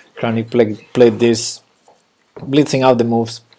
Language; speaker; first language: English; non-native, fluent; Spanish